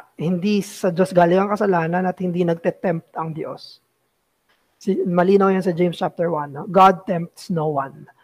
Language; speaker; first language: Filipino; native; Filipino